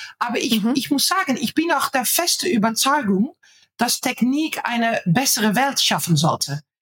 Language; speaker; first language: German; non-native, fluent; Dutch